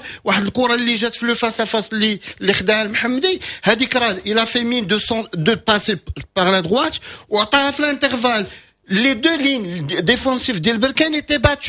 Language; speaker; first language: Arabic; native; Arabic